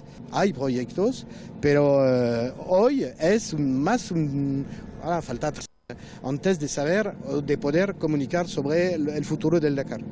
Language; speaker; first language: Spanish; non-native, fluent; French